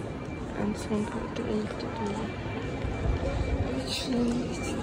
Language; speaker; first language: English; non-native, learner; Russian